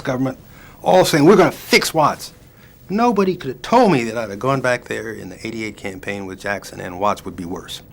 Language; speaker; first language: English; native; English